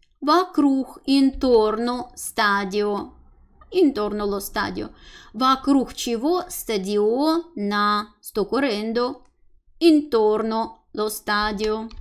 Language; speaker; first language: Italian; non-native, fluent; Russian